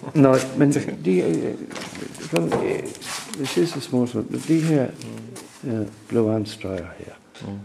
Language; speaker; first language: Danish; non-native, learner; English